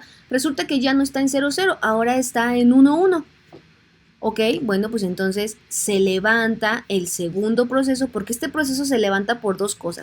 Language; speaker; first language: Spanish; native; Spanish